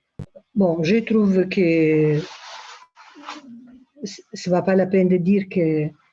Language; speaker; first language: French; non-native, fluent; Italian